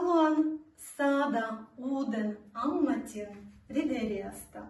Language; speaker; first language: Finnish; non-native, learner; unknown